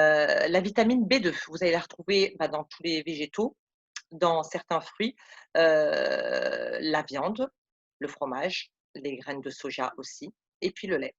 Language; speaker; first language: French; native; French